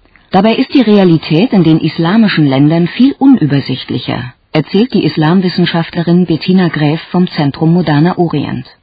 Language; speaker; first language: German; native; German